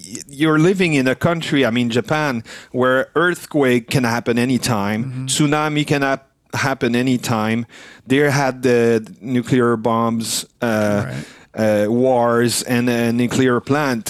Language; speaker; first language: English; non-native, fluent; French